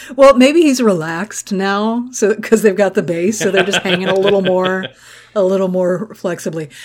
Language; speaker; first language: English; native; English